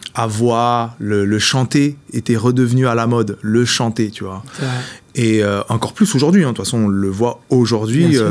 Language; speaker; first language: French; native; French